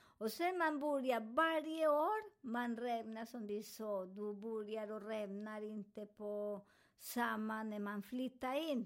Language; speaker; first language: Swedish; non-native, learner; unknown